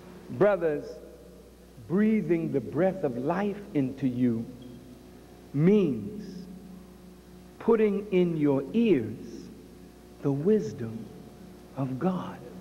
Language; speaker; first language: English; native; English